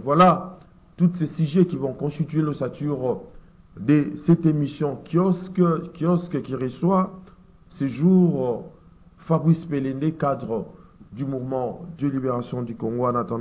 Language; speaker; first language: French; non-native, local second language; Lingala